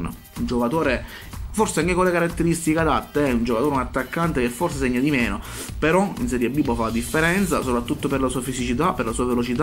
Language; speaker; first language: Italian; native; Italian